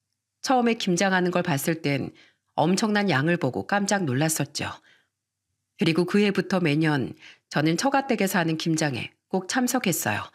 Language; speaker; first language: Korean; native; Korean